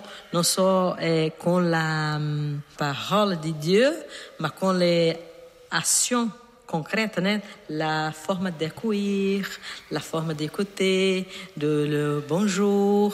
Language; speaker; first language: French; non-native, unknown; Portuguese